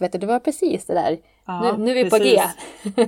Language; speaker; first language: Swedish; native; Swedish